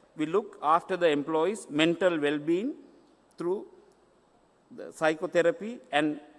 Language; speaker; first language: English; non-native, local second language; Sinhala